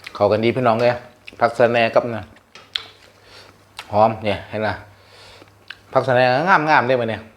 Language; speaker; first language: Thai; non-native, local second language; Northeastern Thai